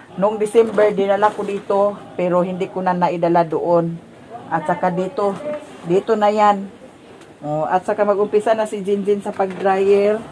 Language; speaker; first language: Filipino; non-native, local second language; Cebuano